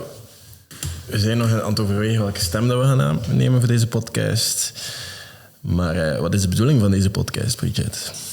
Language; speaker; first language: Dutch; native; Dutch